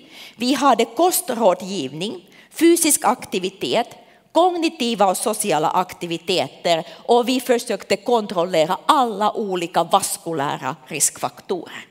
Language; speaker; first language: Swedish; non-native, local second language; Finnish